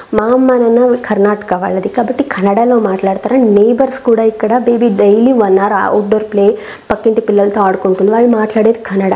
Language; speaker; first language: Telugu; non-native, local second language; Kannada